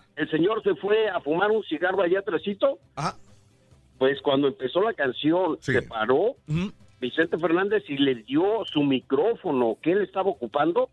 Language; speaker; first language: Spanish; native; Spanish